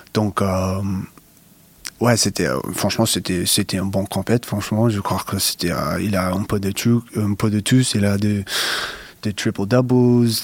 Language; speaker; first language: French; non-native, fluent; English